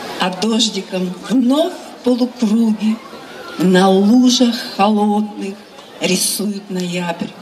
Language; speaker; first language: Russian; native; Russian